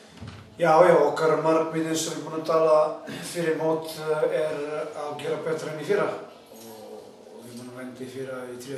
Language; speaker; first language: Icelandic; non-native, learner; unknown